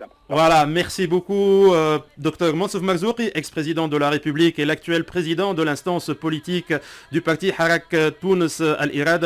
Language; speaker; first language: French; non-native, local second language; Arabic